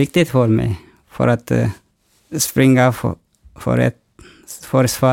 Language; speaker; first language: Swedish; non-native, learner; Oromo